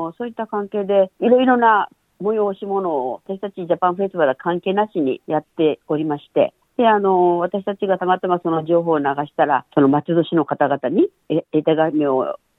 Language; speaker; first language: Japanese; native; Japanese